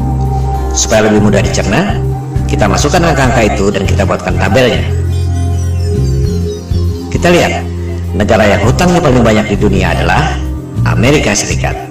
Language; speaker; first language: Indonesian; native; Indonesian